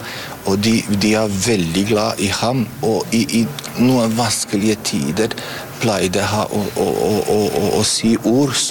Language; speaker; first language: Norwegian; non-native, fluent; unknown